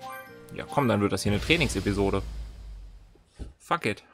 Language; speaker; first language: German; native; German